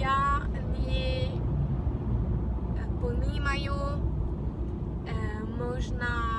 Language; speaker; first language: Russian; non-native, learner; French